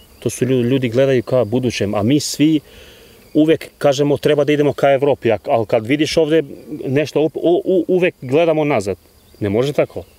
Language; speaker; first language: Bosnian; non-native, local second language; Albanian